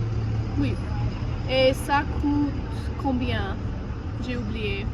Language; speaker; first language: French; non-native, learner; English